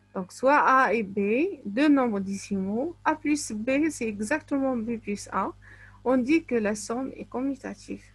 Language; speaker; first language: French; non-native, local second language; Arabic